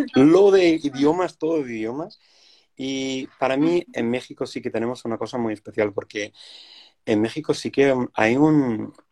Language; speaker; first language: Spanish; non-native, fluent; English